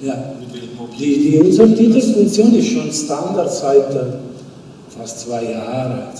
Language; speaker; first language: German; non-native, fluent; Italian